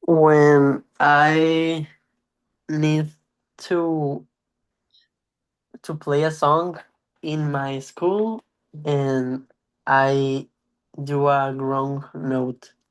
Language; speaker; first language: English; non-native, learner; Spanish